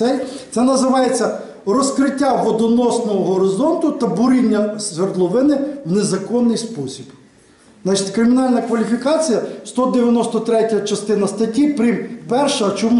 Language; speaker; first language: Ukrainian; native; Ukrainian